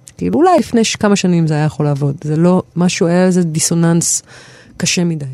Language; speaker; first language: Hebrew; native; Hebrew